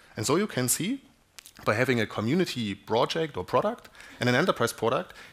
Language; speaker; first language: English; non-native, fluent; German